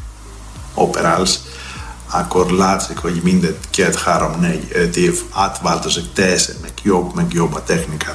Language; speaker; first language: Hungarian; non-native, learner; Greek